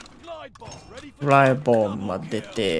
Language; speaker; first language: Japanese; native; Japanese